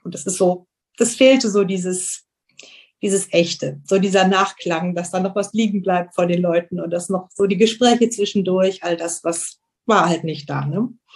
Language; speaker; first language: German; native; German